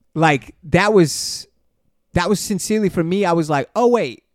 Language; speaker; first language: English; native; English